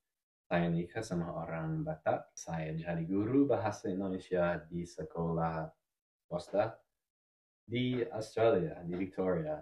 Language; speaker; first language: Indonesian; non-native, fluent; English